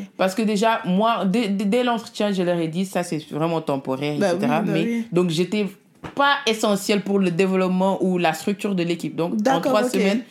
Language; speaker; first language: French; non-native, local second language; Wolof